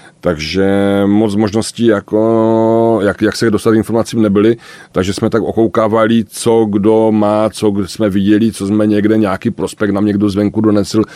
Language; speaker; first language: Czech; native; Czech